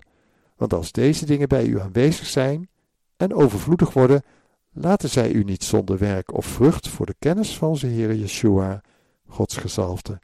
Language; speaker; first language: Dutch; native; Dutch